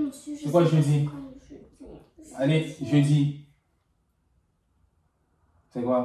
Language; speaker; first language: French; native; French